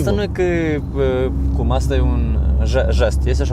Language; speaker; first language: Romanian; non-native, learner; Ukrainian